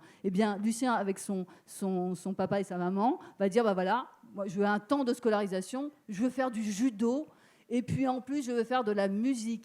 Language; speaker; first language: French; native; French